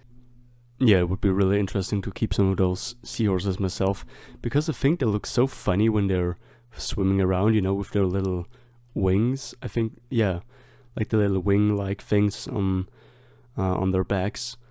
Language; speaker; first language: English; non-native, fluent; German